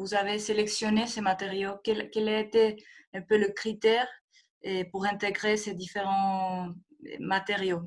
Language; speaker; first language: French; non-native, fluent; Spanish